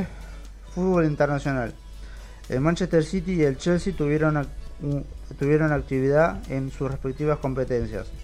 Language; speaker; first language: Spanish; native; Spanish